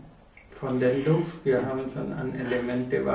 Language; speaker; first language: German; non-native, learner; Spanish